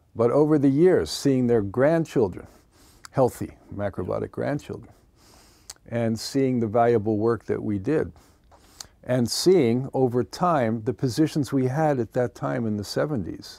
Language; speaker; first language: English; native; English